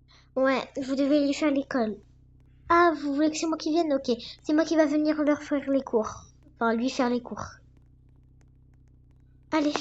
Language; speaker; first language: French; native; French